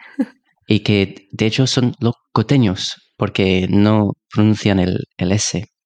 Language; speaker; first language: Spanish; non-native, fluent; English